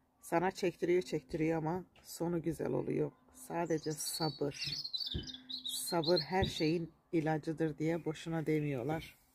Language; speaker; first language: Turkish; native; Turkish